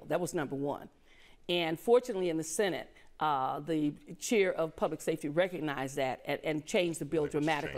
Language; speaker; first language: English; native; English